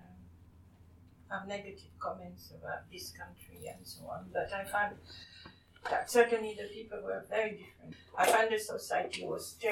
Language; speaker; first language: English; non-native, fluent; French